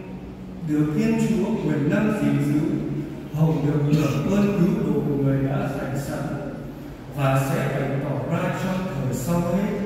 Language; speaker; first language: Vietnamese; native; Vietnamese